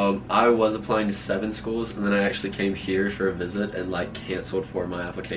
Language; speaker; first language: English; native; English